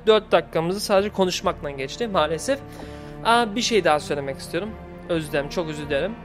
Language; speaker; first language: Turkish; early bilingual, heritage; Turkish